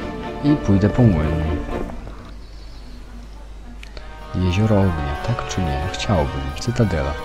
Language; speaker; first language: Polish; native; Polish